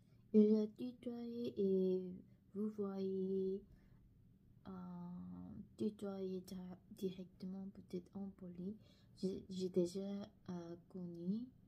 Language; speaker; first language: French; non-native, learner; Korean